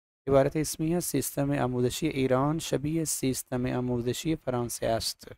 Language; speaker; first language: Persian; non-native, fluent; Urdu